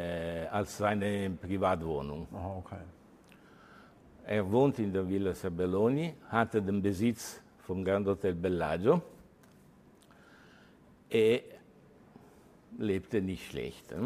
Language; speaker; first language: German; early bilingual, heritage; Italian